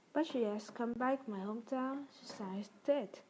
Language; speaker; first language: English; non-native, learner; Vietnamese